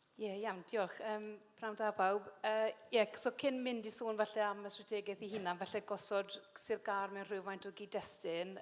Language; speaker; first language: Welsh; native; Welsh